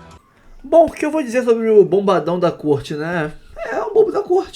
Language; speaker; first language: Portuguese; native; Portuguese